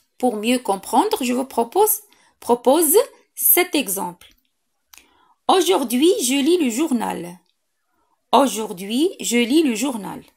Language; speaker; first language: French; non-native, local second language; Arabic